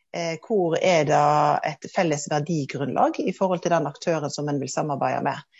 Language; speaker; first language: Norwegian; native; Norwegian